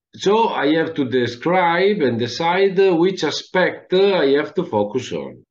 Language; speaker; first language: English; non-native, fluent; Italian